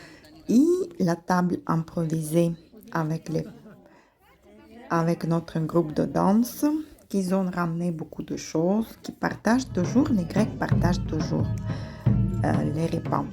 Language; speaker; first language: French; non-native, fluent; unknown